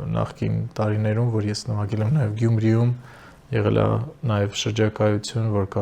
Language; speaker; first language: Armenian; native; Armenian